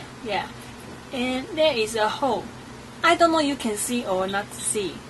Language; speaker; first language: English; non-native, learner; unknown